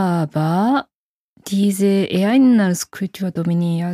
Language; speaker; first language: German; non-native, fluent; Japanese